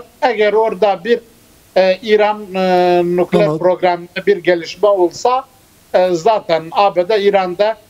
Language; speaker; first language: Turkish; non-native, fluent; Kurdish